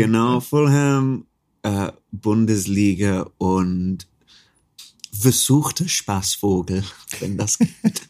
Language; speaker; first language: German; non-native, fluent; English